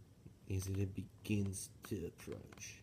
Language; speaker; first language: English; native; English